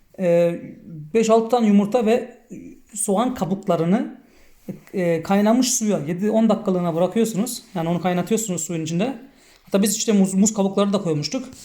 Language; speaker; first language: Turkish; native; Turkish